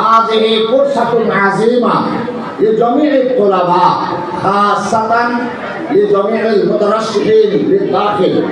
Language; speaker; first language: Arabic; non-native, fluent; Bangla